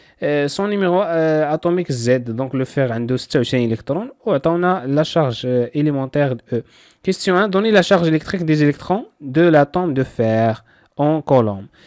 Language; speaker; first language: French; non-native, local second language; Arabic